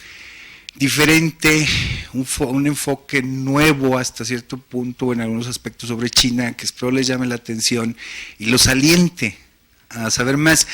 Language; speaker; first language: Spanish; native; Spanish